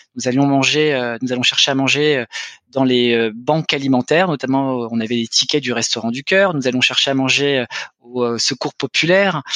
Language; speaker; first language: French; native; French